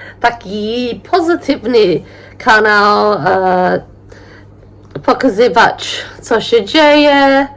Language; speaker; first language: Polish; early bilingual, heritage; Polish